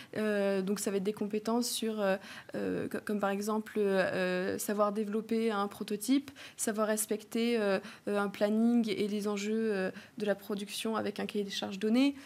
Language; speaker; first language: French; native; French